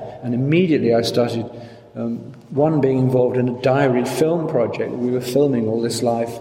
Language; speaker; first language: English; native; English